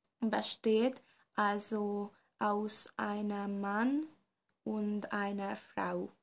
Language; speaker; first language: German; non-native, learner; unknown